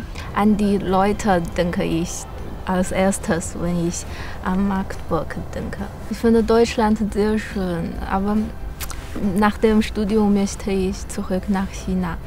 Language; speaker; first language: German; non-native, learner; Chinese